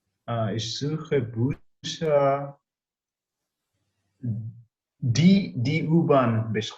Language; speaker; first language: German; non-native, learner; English